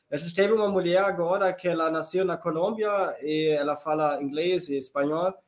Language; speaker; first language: Portuguese; non-native, fluent; German